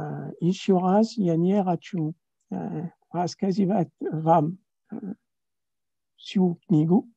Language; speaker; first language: Russian; non-native, learner; French